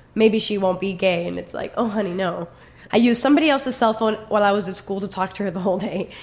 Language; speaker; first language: English; early bilingual, other home language; Spanish